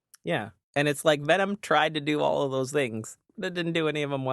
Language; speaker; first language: English; native; English